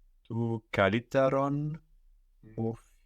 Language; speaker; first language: Greek; non-native, learner; English